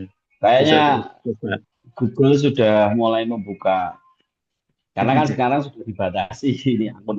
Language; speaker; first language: Indonesian; native; Indonesian